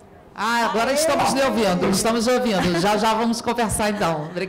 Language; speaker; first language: Portuguese; native; Portuguese